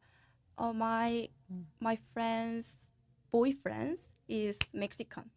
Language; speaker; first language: English; non-native, learner; Korean